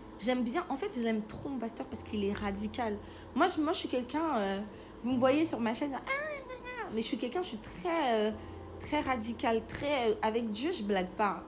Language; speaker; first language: French; early bilingual, other home language; Lingala